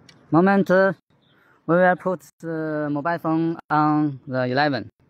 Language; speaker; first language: English; non-native, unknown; Chinese